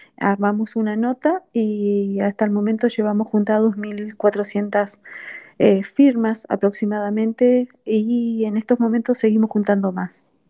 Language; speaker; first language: Spanish; native; Spanish